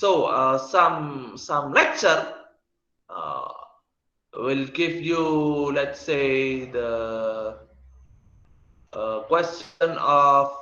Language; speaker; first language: English; non-native, learner; Indonesian